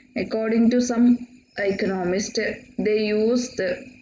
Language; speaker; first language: English; non-native, local second language; Malayalam